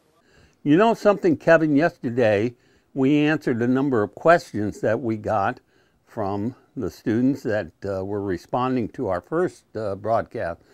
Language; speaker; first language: English; native; English